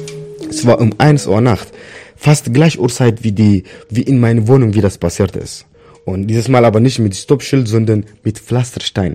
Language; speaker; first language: German; non-native, learner; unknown